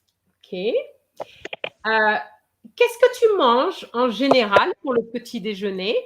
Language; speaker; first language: French; non-native, fluent; English